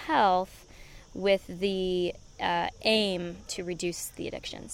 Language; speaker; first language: English; native; English